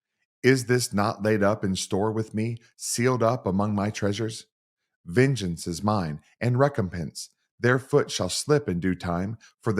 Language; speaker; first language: English; native; English